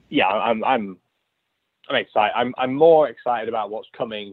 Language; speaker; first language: English; native; English